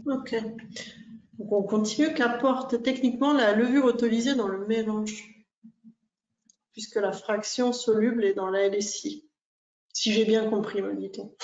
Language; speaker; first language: French; native; French